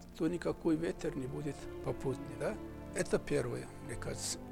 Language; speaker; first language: Russian; non-native, local second language; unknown